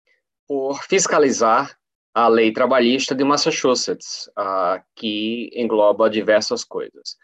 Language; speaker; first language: Portuguese; native; Portuguese